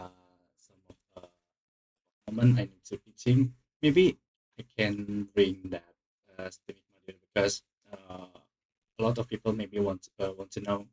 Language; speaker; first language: English; non-native, learner; Indonesian